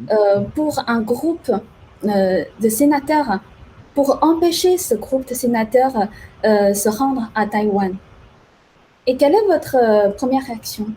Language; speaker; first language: French; non-native, fluent; Chinese